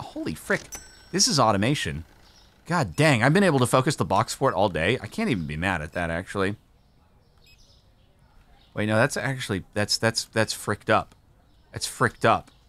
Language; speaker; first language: English; native; English